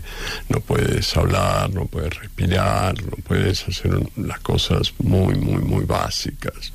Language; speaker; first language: Spanish; native; Spanish